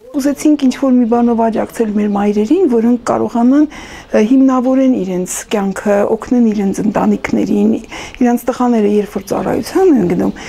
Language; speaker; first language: Armenian; native; Armenian